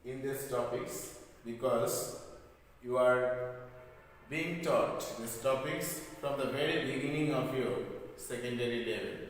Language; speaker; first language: English; non-native, local second language; Bangla